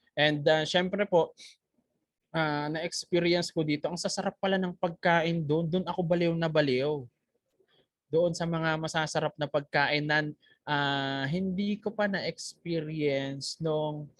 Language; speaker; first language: Filipino; native; Filipino